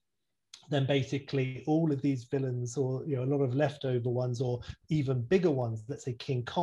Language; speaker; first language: English; native; English